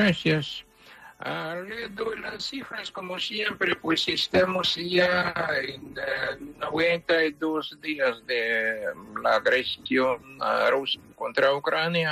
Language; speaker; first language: Spanish; non-native, fluent; Ukrainian